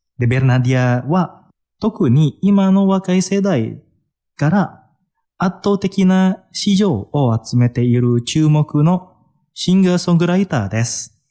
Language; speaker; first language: Japanese; non-native, fluent; Indonesian